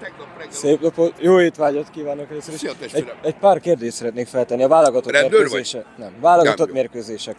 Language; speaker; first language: Hungarian; native; Hungarian